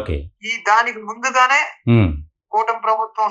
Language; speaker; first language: Telugu; native; Telugu